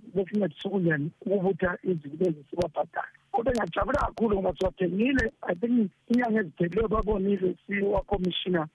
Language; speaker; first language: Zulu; native; Zulu